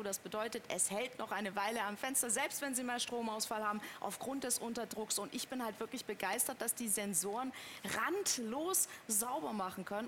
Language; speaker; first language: German; native; German